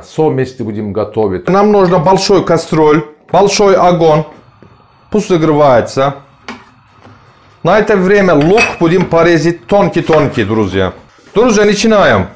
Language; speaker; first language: Russian; non-native, learner; Turkish